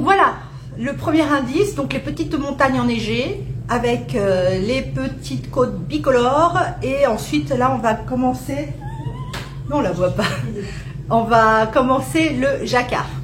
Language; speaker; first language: French; native; French